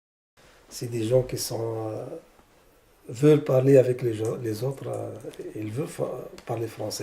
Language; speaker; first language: French; non-native, learner; Arabic